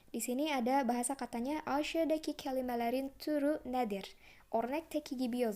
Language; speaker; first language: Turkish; non-native, fluent; Indonesian